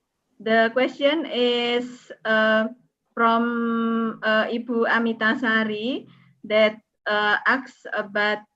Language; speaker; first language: English; non-native, learner; Indonesian